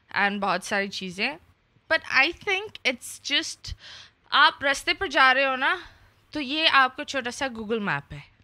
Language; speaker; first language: Urdu; non-native, fluent; English